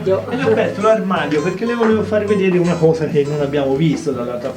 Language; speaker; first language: Italian; native; Italian